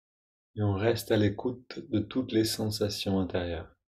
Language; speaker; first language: French; native; French